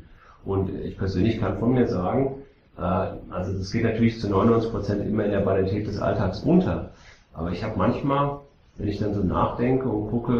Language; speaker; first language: German; native; German